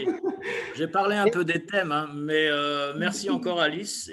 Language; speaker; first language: French; native; French